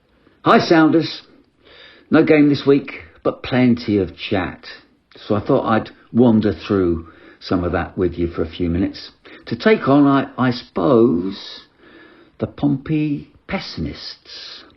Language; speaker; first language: English; native; English